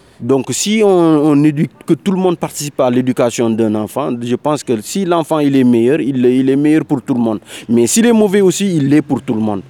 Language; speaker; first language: French; non-native, local second language; Wolof